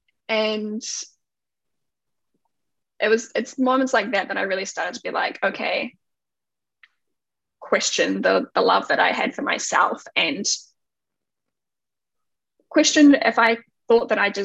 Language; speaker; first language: English; native; English